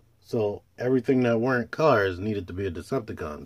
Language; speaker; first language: English; native; English